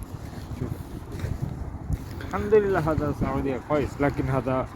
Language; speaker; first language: Arabic; non-native, learner; Bangla